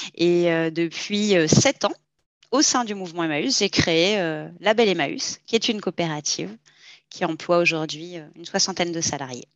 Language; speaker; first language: French; native; French